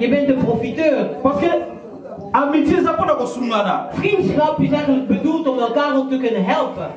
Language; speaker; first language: Dutch; early bilingual, other home language; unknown